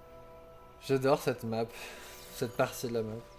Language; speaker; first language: French; native; French